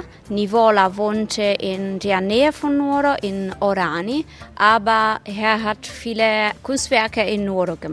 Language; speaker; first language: German; non-native, fluent; Italian